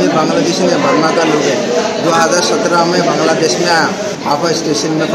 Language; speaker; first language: Hindi; non-native, learner; Rohingya